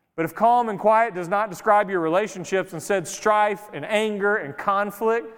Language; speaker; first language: English; native; English